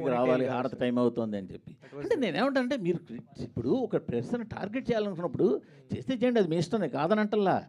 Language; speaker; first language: Telugu; native; Telugu